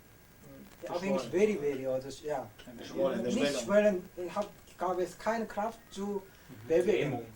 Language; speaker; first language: German; non-native, learner; Korean